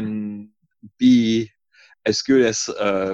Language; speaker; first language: English; non-native, fluent; German